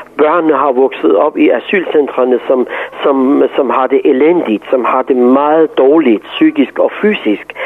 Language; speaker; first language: Danish; non-native, fluent; Persian